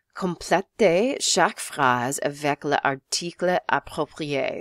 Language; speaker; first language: French; non-native, fluent; English